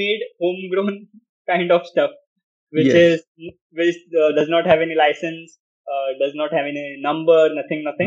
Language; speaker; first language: English; non-native, local second language; Hindi